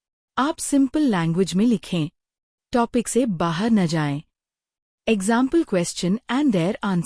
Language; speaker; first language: Hindi; native; Hindi